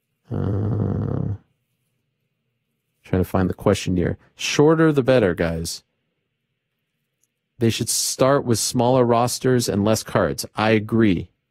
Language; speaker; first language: English; native; English